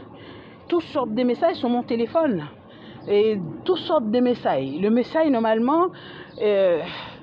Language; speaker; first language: French; non-native, fluent; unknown